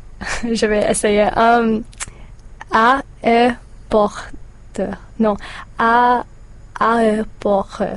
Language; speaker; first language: French; non-native, learner; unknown